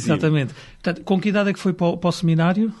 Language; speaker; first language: Portuguese; native; Portuguese